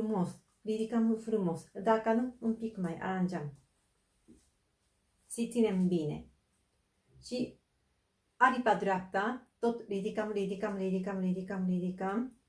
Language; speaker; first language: Romanian; non-native, fluent; Japanese